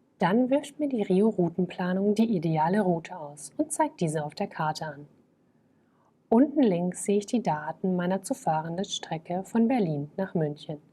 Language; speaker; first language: German; native; German